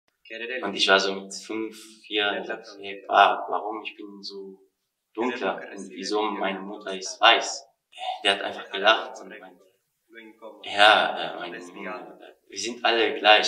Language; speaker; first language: German; non-native, learner; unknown